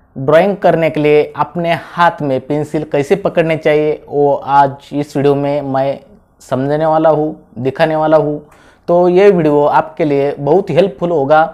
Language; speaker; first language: Hindi; non-native, local second language; Marathi